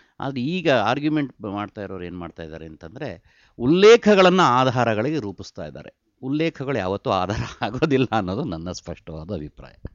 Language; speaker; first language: Kannada; native; Kannada